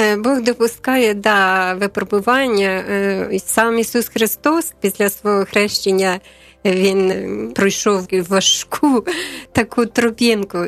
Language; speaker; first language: Ukrainian; native; Ukrainian